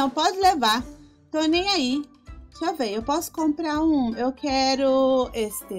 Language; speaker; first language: Portuguese; non-native, fluent; Spanish